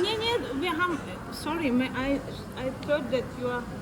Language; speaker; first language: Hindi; non-native, fluent; Uzbek